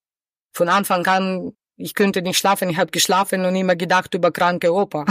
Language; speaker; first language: German; non-native, learner; Ukrainian